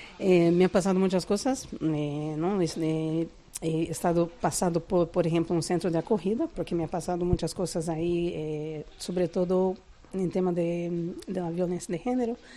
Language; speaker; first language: Spanish; non-native, fluent; Portuguese